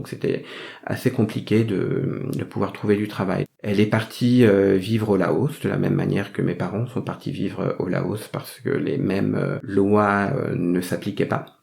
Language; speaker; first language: French; early bilingual, other home language; Vietnamese